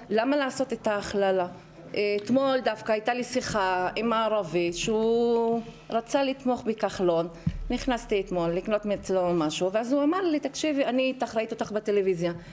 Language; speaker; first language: Hebrew; non-native, local second language; Arabic